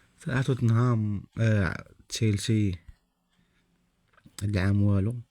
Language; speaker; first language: Arabic; native; Arabic